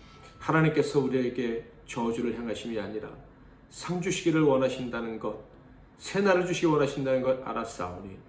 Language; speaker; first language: Korean; native; Korean